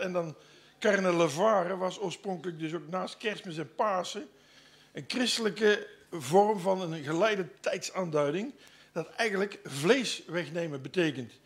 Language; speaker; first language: Dutch; native; Dutch